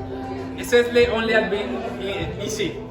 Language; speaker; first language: French; non-native, learner; Spanish